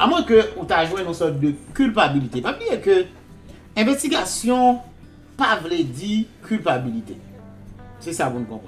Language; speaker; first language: Haitian Creole; native; Haitian Creole